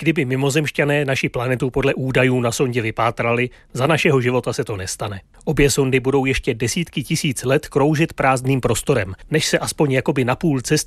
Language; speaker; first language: Czech; native; Czech